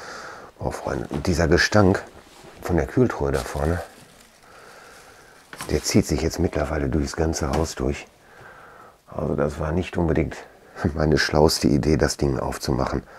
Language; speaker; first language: German; native; German